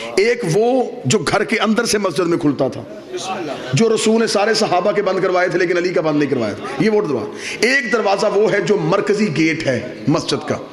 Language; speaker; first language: Urdu; non-native, local second language; Punjabi